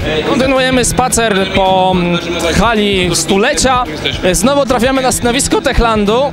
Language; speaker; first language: Polish; native; Polish